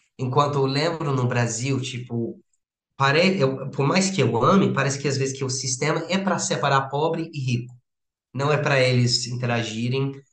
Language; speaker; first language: Portuguese; non-native, fluent; English